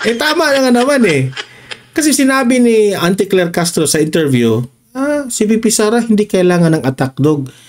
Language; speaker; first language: Filipino; non-native, local second language; Cebuano